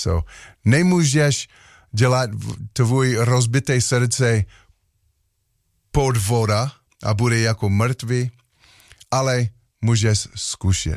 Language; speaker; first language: Slovak; non-native, learner; English